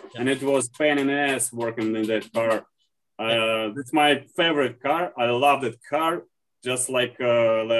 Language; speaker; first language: English; non-native, learner; Russian